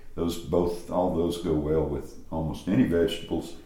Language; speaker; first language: English; native; English